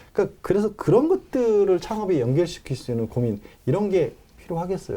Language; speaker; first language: Korean; native; Korean